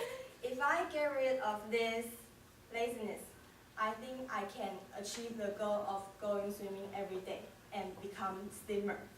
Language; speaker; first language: English; non-native, fluent; Chinese